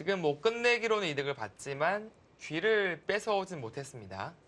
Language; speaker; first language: Korean; native; Korean